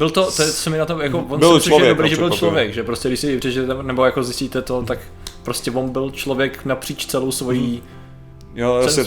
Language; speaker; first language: Czech; native; Czech